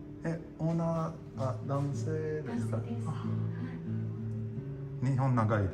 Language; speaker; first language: Japanese; non-native, fluent; Swedish